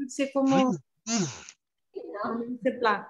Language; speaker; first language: French; non-native, learner; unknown